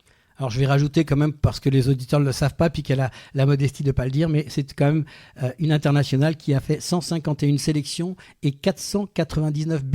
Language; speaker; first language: French; native; French